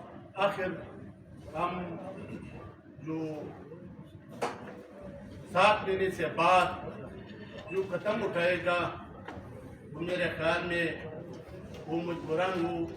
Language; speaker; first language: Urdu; non-native, local second language; Pashto